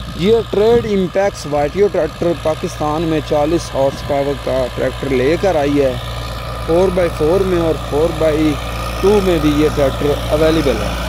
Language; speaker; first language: Urdu; non-native, local second language; Punjabi